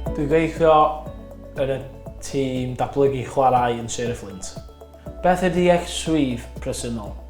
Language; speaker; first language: Welsh; non-native, local second language; English